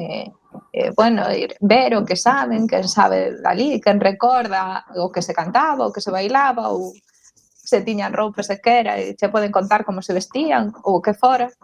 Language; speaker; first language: Galician; non-native, local second language; Spanish